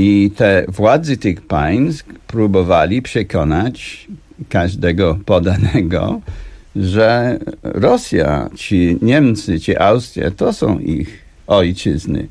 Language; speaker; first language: Polish; non-native, fluent; English